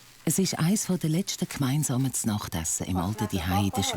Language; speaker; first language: German; native; German